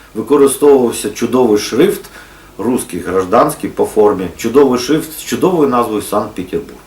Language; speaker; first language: Ukrainian; non-native, local second language; Russian